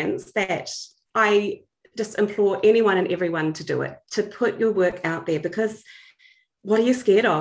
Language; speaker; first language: English; native; English